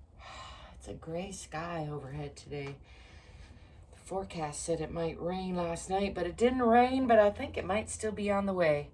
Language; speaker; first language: English; native; English